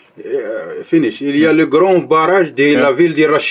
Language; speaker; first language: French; non-native, learner; Arabic